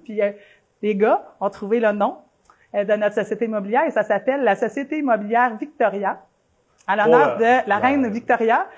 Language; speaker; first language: French; native; French